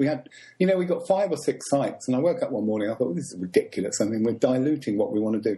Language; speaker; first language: English; native; English